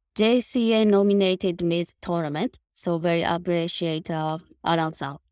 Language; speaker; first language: English; non-native, learner; Japanese